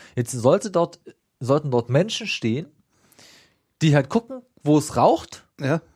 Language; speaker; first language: German; native; German